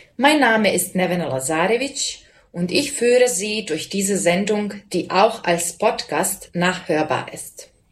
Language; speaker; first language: German; non-native, fluent; Serbian